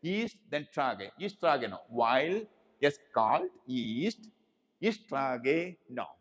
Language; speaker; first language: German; non-native, learner; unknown